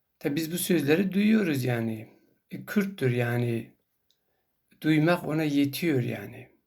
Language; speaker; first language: Turkish; non-native, local second language; Kurdish